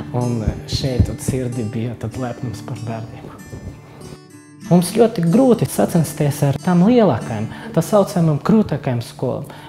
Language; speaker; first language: Latvian; non-native, local second language; Russian